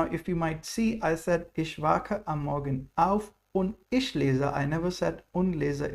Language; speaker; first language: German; non-native, fluent; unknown